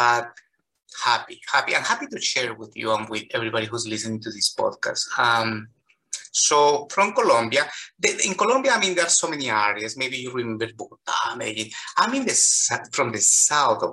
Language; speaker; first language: English; non-native, fluent; Spanish